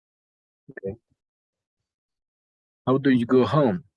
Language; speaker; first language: English; non-native, learner; Spanish